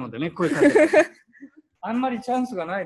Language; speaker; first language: Japanese; native; Japanese